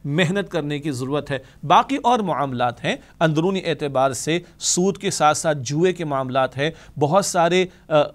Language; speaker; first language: Urdu; native; Urdu